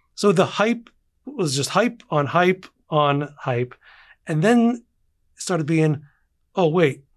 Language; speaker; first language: English; native; English